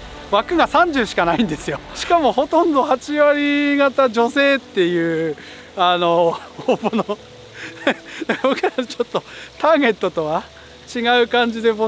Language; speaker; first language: Japanese; native; Japanese